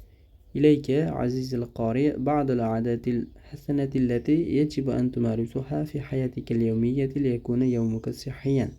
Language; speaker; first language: Arabic; non-native, fluent; Uzbek